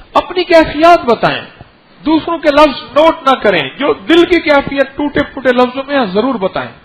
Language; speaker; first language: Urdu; native; Urdu